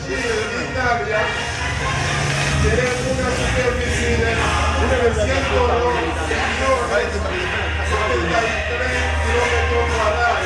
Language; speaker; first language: Spanish; non-native, learner; Haitian Creole